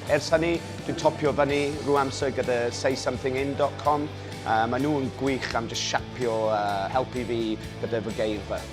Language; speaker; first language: Welsh; non-native, local second language; English